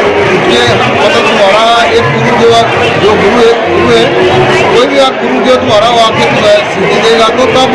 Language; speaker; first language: Hindi; non-native, local second language; Punjabi